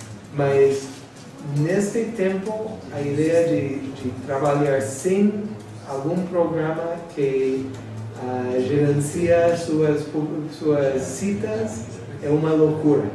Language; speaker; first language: Portuguese; non-native, fluent; English